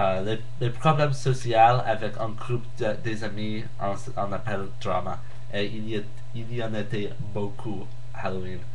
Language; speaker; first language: French; non-native, learner; English